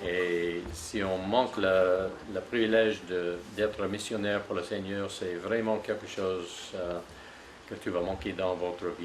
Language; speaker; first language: French; non-native, fluent; English